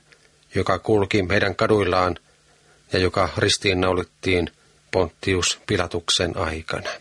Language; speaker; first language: Finnish; native; Finnish